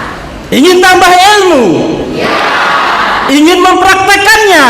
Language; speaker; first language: Indonesian; native; Indonesian